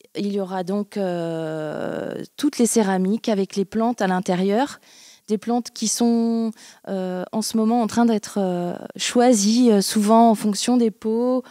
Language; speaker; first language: French; native; French